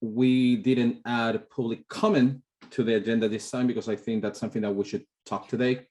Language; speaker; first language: English; non-native, fluent; Spanish